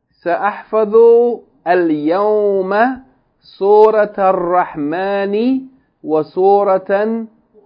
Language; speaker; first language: Arabic; non-native, fluent; English